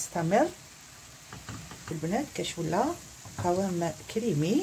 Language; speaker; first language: Arabic; native; Arabic